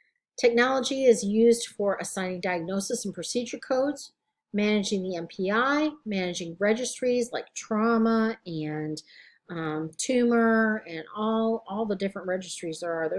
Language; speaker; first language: English; native; English